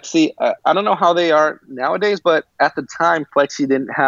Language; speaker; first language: English; early bilingual, other home language; Portuguese